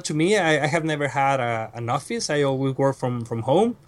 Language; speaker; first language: English; non-native, fluent; Spanish